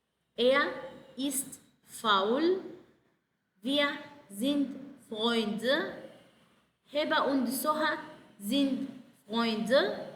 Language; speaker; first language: German; non-native, fluent; Arabic